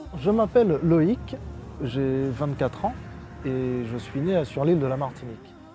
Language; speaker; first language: French; native; French